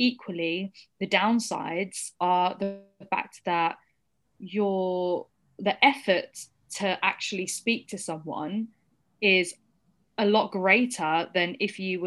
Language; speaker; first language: English; native; English